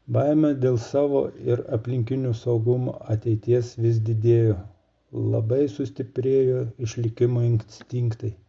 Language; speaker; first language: Lithuanian; non-native, fluent; Russian